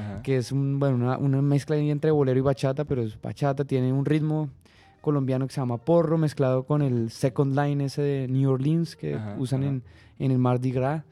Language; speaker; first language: Spanish; native; Spanish